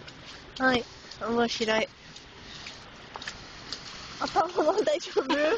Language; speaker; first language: Japanese; non-native, learner; English